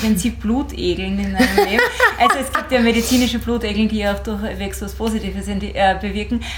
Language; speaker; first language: German; native; German